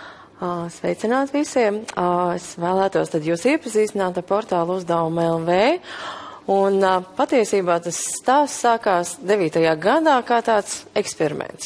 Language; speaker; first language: Latvian; native; Latvian